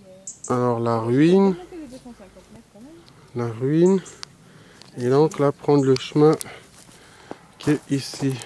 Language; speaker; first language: French; native; French